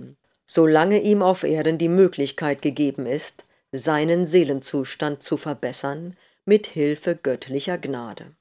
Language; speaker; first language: German; native; German